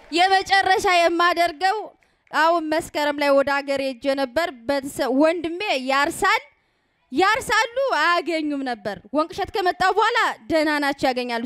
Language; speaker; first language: Amharic; native; Amharic